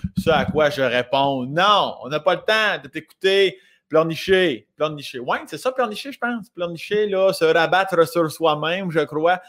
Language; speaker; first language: French; native; French